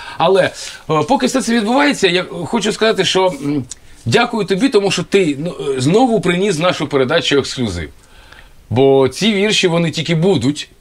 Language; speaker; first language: Ukrainian; native; Ukrainian